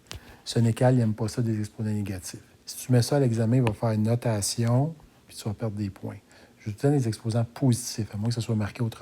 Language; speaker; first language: French; native; French